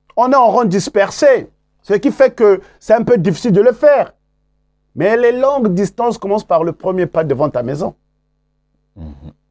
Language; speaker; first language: French; non-native, local second language; Kongo